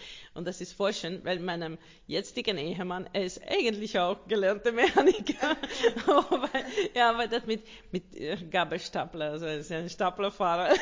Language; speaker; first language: German; non-native, learner; Hungarian